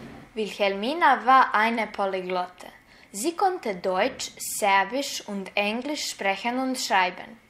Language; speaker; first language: German; non-native, fluent; Serbian